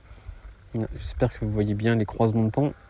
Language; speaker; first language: French; native; French